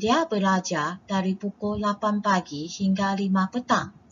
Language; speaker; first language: Indonesian; non-native, local second language; Chinese